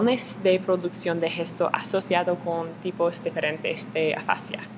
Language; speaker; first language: Spanish; non-native, learner; English